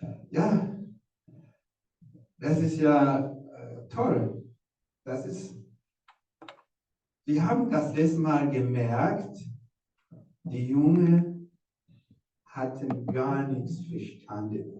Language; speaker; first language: German; non-native, fluent; Rundi